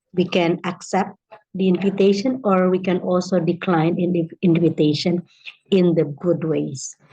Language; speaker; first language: English; non-native, fluent; Indonesian